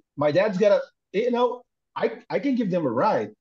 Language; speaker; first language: English; non-native, fluent; Portuguese